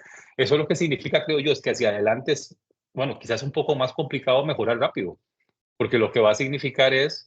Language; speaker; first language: Spanish; native; Spanish